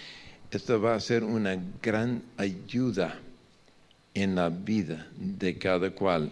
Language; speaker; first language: Spanish; non-native, fluent; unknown